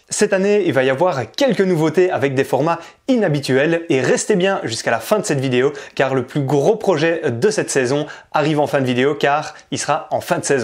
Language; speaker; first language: French; native; French